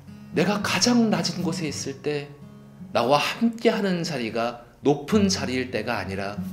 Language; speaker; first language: Korean; native; Korean